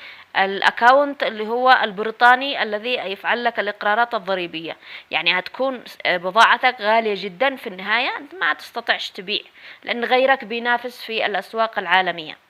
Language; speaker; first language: Arabic; native; Arabic